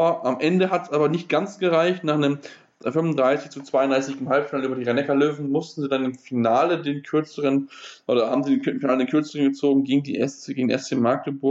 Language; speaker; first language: German; native; German